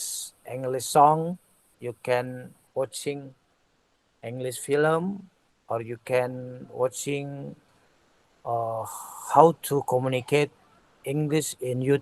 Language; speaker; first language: English; non-native, learner; Indonesian